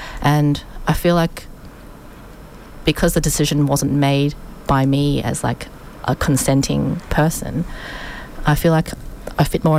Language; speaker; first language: English; non-native, local second language; Cantonese